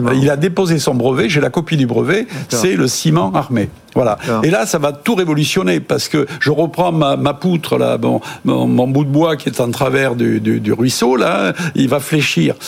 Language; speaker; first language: French; native; French